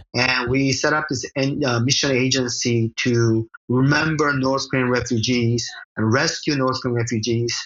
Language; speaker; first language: English; early bilingual, other home language; Korean